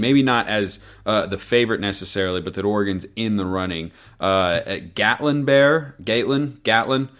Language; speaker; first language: English; native; English